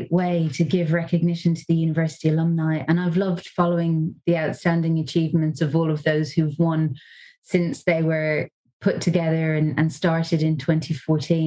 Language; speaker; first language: English; native; English